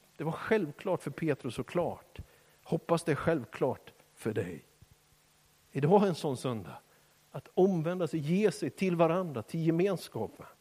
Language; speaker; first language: Swedish; native; Swedish